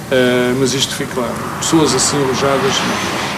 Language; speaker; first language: Portuguese; native; Portuguese